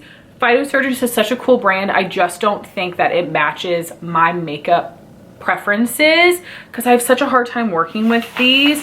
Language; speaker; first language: English; native; English